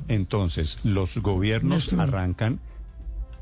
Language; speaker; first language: Spanish; native; Spanish